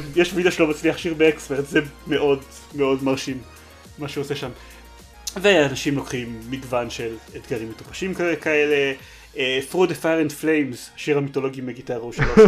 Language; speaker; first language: Hebrew; native; Hebrew